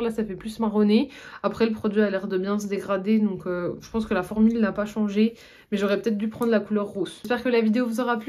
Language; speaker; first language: French; native; French